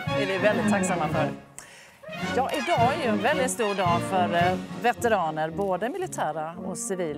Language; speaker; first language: Swedish; native; Swedish